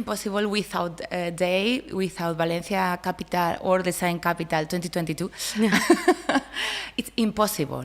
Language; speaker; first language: English; non-native, learner; Spanish